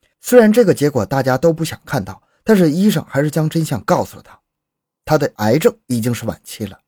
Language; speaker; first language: Chinese; native; Chinese